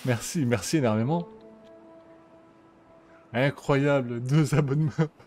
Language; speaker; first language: French; native; French